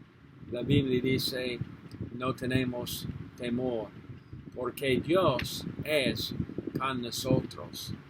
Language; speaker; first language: Spanish; non-native, learner; English